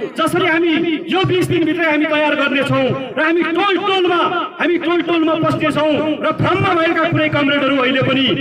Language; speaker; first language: Nepali; native; Nepali